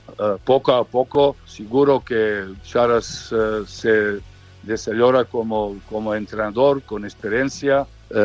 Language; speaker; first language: Spanish; non-native, learner; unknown